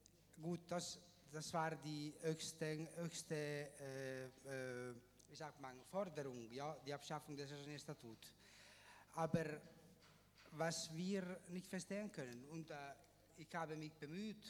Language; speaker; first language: German; non-native, fluent; Italian